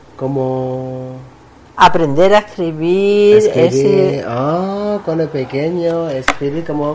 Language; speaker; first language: Spanish; non-native, learner; Thai